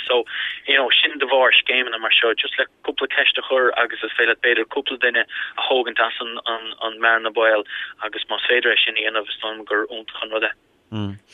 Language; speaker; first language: Irish; native; Irish